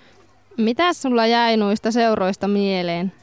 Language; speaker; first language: Finnish; native; Finnish